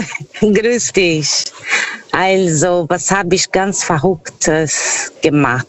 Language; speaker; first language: German; non-native, learner; Portuguese